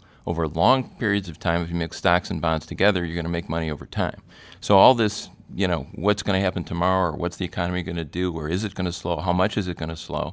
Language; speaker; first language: English; native; English